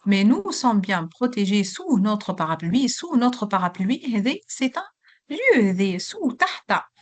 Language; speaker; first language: French; non-native, local second language; Arabic